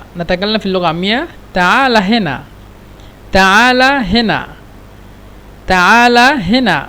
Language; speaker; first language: Arabic; non-native, fluent; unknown